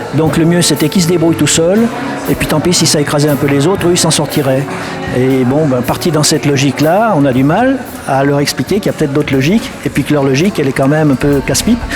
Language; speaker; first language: French; native; French